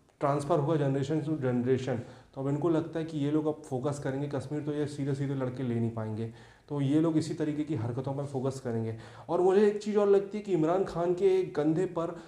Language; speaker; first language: Hindi; native; Hindi